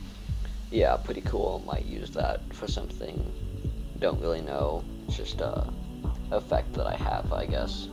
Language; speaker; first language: English; native; English